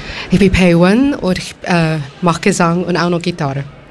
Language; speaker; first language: German; non-native, learner; Chinese